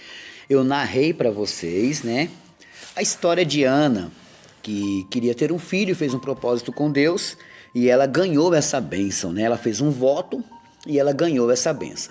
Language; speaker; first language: Portuguese; native; Portuguese